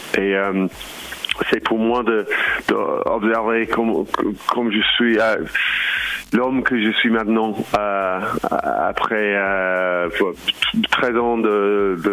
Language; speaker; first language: French; non-native, learner; English